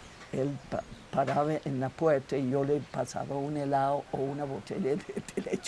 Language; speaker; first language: Spanish; non-native, fluent; English